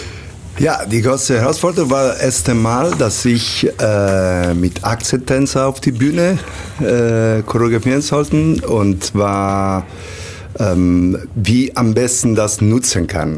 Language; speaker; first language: German; non-native, learner; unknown